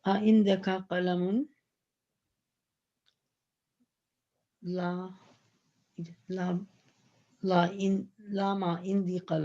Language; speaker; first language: Arabic; non-native, learner; Urdu